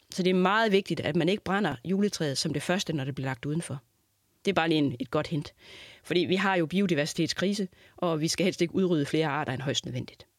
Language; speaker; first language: Danish; native; Danish